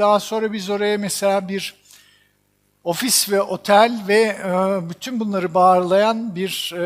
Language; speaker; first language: Turkish; native; Turkish